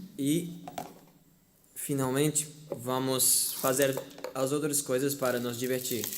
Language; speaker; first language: Portuguese; non-native, fluent; English